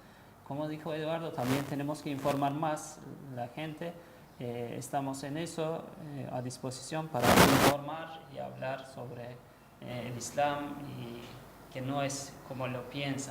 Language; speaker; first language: Spanish; non-native, learner; Turkish